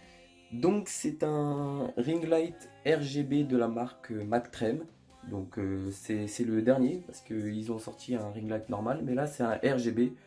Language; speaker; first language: French; native; French